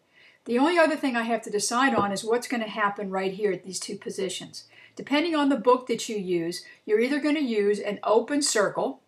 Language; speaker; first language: English; native; English